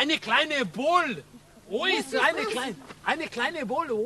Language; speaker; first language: German; non-native, learner; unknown